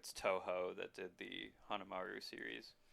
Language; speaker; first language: English; native; English